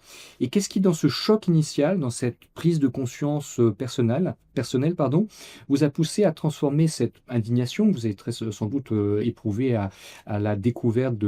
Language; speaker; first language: French; native; French